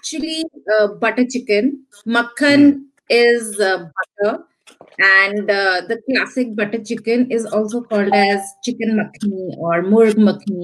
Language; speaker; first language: English; non-native, local second language; Hindi